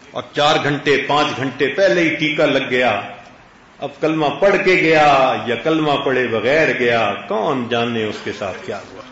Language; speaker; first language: Urdu; native; Urdu